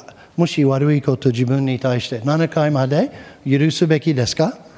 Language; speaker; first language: Japanese; non-native, fluent; English